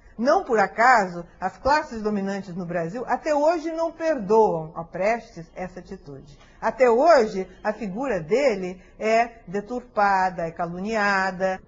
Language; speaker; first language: Portuguese; early bilingual, other home language; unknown